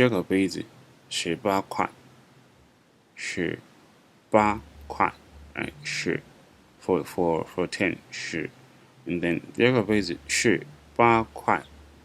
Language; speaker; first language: Chinese; non-native, fluent; English